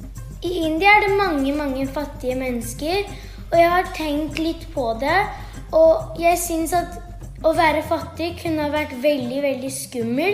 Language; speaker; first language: Norwegian; early bilingual, heritage; Norwegian